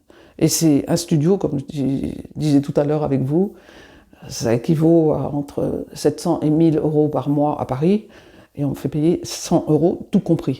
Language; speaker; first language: French; native; French